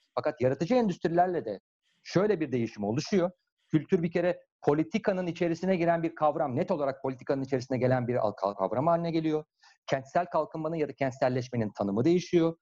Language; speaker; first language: Turkish; native; Turkish